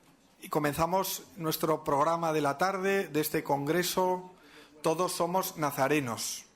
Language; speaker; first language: Spanish; native; Spanish